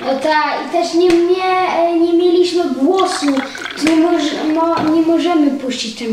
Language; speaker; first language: Polish; early bilingual, heritage; Polish